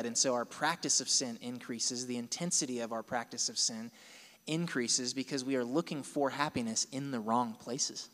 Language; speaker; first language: English; native; English